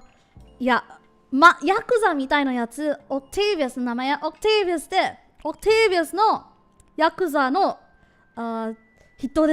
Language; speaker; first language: Japanese; non-native, learner; English